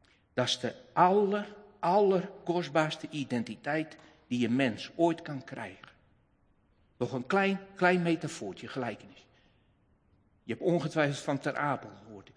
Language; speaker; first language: Dutch; native; Dutch